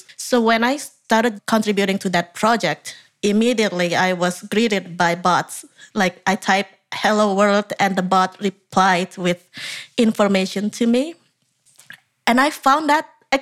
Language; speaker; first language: English; non-native, fluent; Indonesian